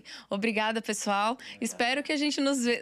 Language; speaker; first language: Portuguese; native; Portuguese